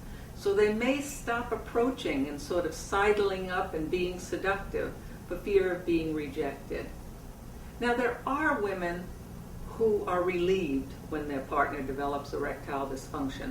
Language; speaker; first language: English; native; English